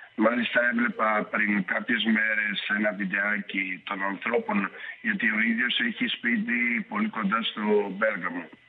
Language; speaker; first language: Greek; early bilingual, heritage; Italian